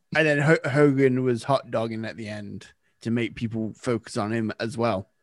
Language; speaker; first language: English; native; English